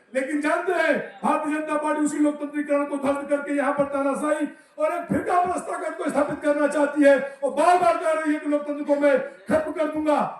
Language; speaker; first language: Hindi; native; Hindi